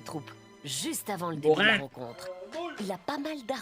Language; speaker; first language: French; native; French